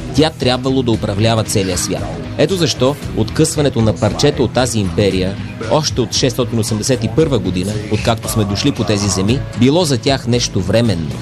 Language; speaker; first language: Bulgarian; native; Bulgarian